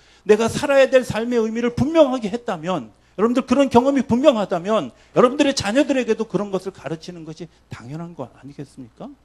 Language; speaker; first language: Korean; native; Korean